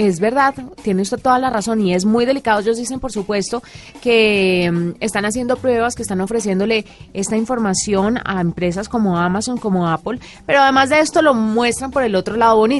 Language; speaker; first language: Spanish; native; Spanish